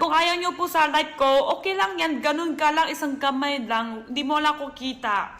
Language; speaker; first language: Filipino; non-native, learner; Chinese